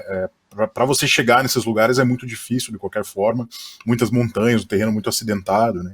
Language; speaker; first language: Portuguese; native; Portuguese